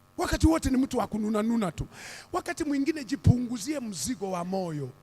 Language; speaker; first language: Swahili; native; Swahili